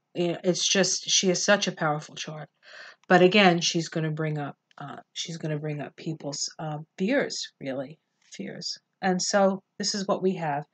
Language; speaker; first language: English; native; English